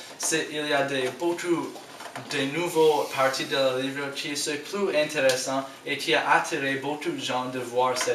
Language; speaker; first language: French; non-native, learner; English